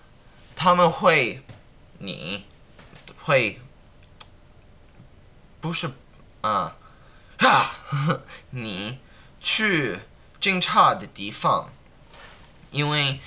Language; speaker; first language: Chinese; non-native, learner; English